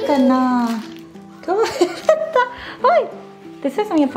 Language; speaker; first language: Swedish; non-native, learner; Japanese